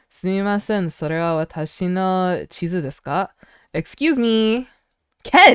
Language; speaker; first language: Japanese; non-native, learner; English